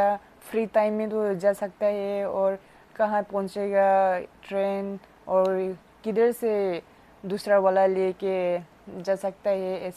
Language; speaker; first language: Hindi; non-native, local second language; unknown